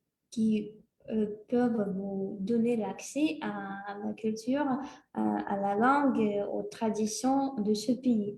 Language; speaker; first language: French; non-native, fluent; Russian